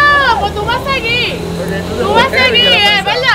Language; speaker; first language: Spanish; native; Spanish